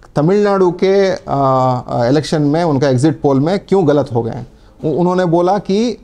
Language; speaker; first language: Hindi; non-native, local second language; Kannada